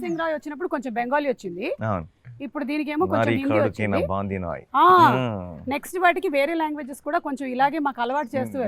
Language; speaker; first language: Telugu; native; Telugu